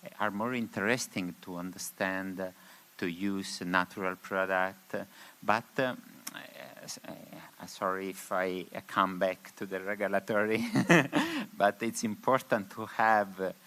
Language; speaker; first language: English; non-native, learner; Spanish